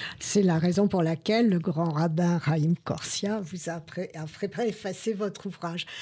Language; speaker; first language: French; native; French